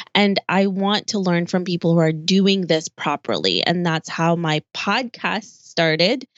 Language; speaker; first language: English; early bilingual, other home language; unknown